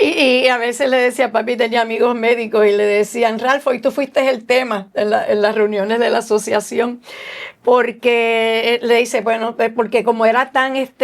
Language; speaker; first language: Spanish; native; Spanish